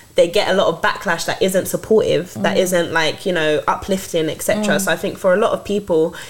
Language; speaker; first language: English; native; English